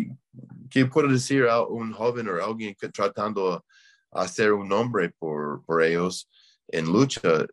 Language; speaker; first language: Spanish; non-native, learner; English